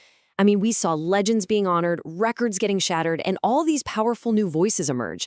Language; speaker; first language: English; native; English